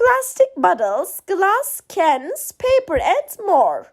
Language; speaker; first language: English; non-native, fluent; Turkish